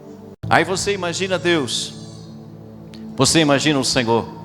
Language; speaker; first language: Portuguese; native; Portuguese